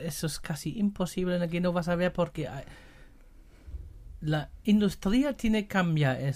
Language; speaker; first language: Spanish; non-native, fluent; German